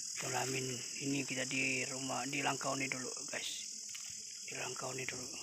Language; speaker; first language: Malay; non-native, local second language; Iban